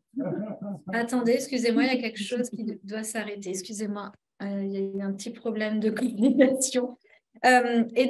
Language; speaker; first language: French; native; French